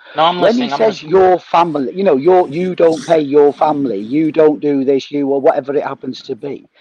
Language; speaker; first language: English; native; English